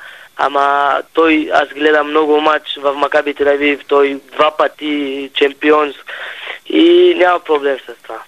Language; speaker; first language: Bulgarian; non-native, learner; Hebrew